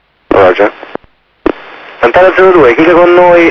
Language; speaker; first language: Italian; native; Italian